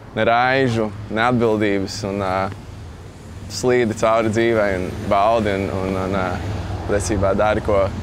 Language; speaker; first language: Latvian; native; Latvian